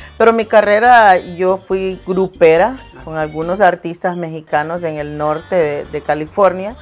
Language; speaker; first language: Spanish; native; Spanish